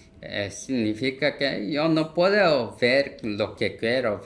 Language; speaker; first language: Spanish; non-native, learner; Korean